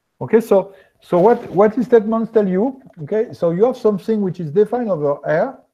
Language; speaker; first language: English; non-native, fluent; French